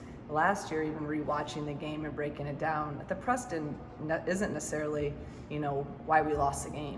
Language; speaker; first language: English; native; English